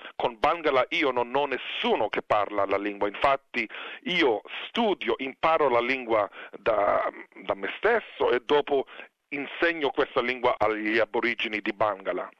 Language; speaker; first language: Italian; non-native, fluent; Hebrew